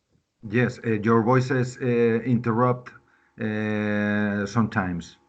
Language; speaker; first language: English; non-native, learner; Spanish